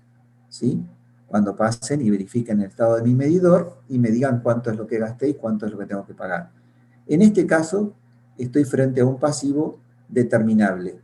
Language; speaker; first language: Spanish; native; Spanish